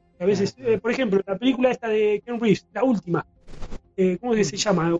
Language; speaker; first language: Spanish; native; Spanish